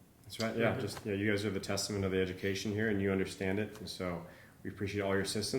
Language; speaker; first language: English; native; English